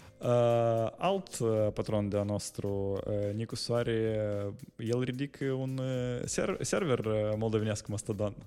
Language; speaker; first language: Romanian; native; Romanian